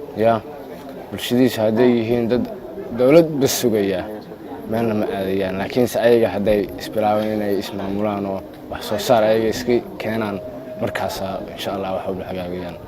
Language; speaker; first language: Somali; early bilingual, heritage; Somali